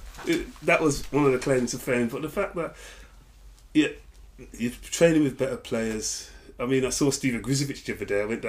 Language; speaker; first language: English; native; English